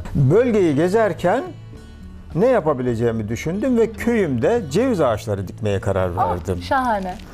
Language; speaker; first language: Turkish; native; Turkish